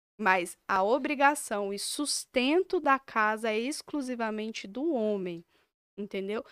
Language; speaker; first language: Portuguese; native; Portuguese